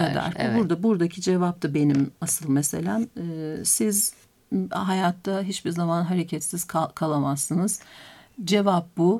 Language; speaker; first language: Turkish; native; Turkish